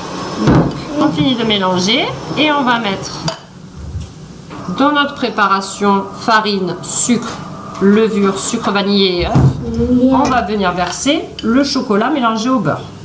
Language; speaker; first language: French; native; French